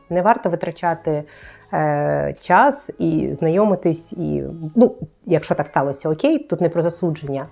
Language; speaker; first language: Ukrainian; native; Ukrainian